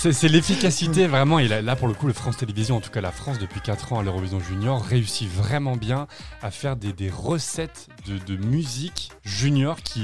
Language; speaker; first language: French; native; French